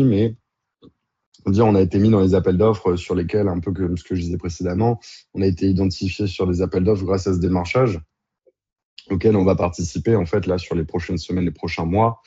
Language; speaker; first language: French; native; French